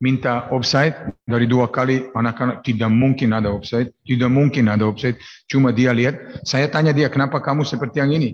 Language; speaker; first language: Indonesian; non-native, fluent; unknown